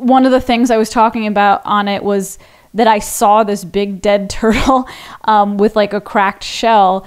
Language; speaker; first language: English; native; English